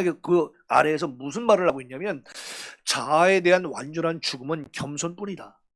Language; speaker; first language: Korean; native; Korean